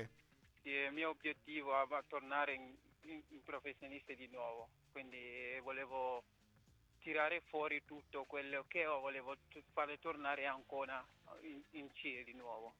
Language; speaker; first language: Italian; non-native, fluent; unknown